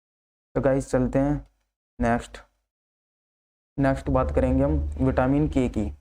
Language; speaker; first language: Hindi; native; Hindi